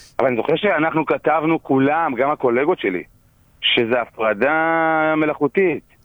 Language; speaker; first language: Hebrew; native; Hebrew